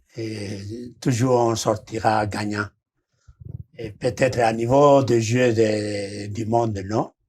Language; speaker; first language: French; non-native, fluent; Spanish